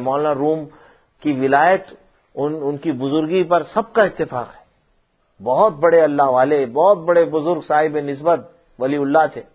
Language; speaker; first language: Urdu; non-native, local second language; Punjabi